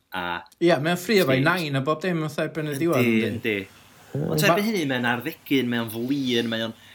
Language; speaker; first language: Welsh; native; Welsh